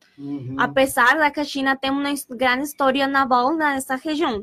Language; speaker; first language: Portuguese; non-native, learner; Spanish